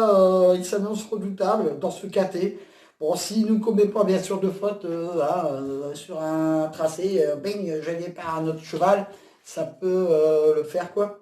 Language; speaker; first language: French; native; French